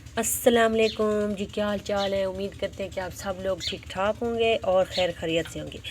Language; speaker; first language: Urdu; non-native, local second language; Punjabi